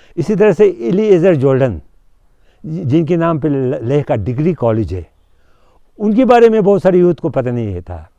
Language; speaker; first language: Urdu; non-native, local second language; Ladakhi